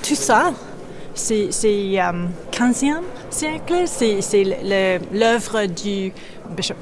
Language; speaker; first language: French; non-native, fluent; English